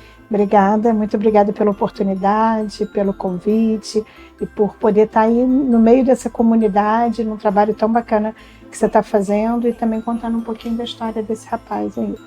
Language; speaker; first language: Portuguese; native; Portuguese